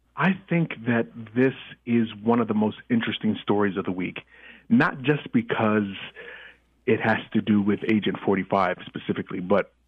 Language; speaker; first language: English; early bilingual, other home language; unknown